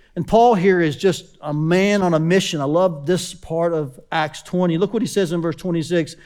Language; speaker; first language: English; native; English